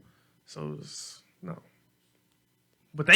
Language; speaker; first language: English; native; English